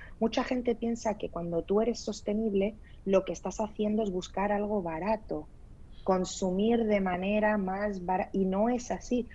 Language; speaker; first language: Spanish; early bilingual, other home language; Arabic